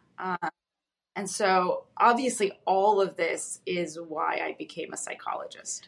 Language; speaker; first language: English; early bilingual, other home language; Russian